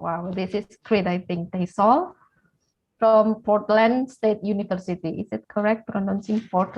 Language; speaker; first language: English; non-native, fluent; Indonesian